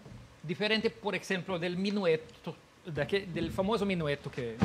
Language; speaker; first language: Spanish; non-native, learner; Portuguese